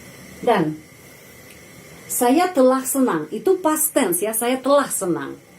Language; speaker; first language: Indonesian; non-native, fluent; Russian